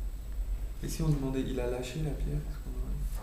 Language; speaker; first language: French; native; French